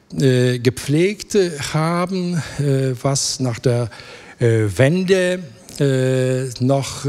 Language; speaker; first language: German; non-native, fluent; Polish